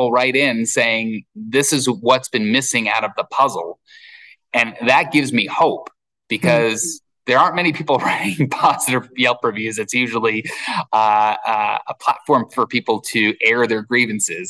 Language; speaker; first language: English; native; English